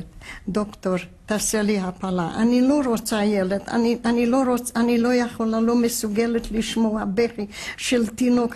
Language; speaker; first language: Hebrew; non-native, fluent; Hungarian